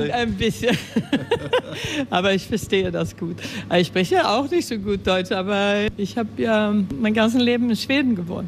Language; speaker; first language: German; early bilingual, heritage; Swedish